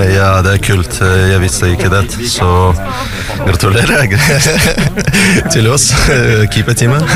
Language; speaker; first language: Norwegian; non-native, learner; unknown